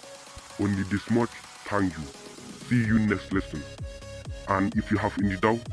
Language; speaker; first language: English; non-native, local second language; Khasi